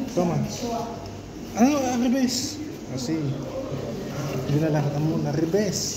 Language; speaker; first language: Spanish; non-native, learner; Filipino